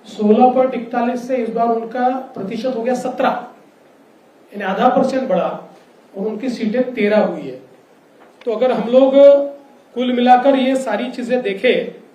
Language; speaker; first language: Hindi; native; Hindi